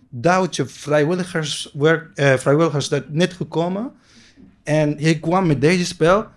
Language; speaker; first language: Dutch; non-native, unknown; Arabic